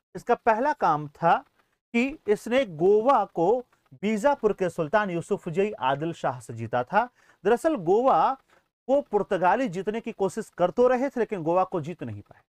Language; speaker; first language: Hindi; native; Hindi